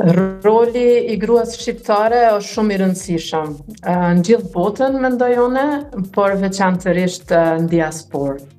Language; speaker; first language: Albanian; early bilingual, heritage; Albanian